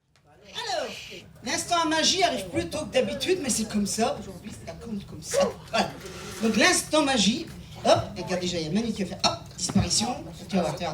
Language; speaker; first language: French; native; French